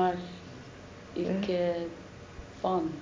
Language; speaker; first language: Dutch; non-native, learner; Arabic